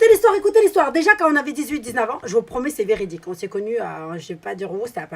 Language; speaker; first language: French; native; French